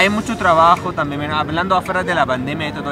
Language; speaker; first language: Spanish; non-native, learner; Arabic